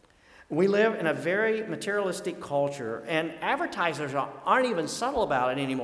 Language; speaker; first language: English; native; English